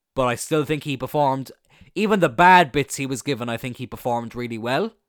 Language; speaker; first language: English; native; English